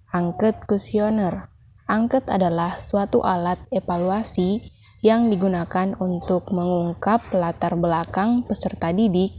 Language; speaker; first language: Indonesian; native; Indonesian